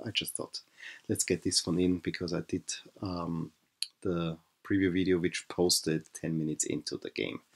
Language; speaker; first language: English; non-native, fluent; German